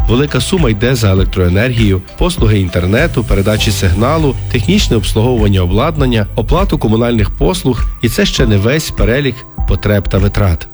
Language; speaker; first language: Ukrainian; native; Ukrainian